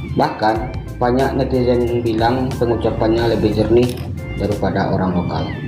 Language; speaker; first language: Indonesian; native; Indonesian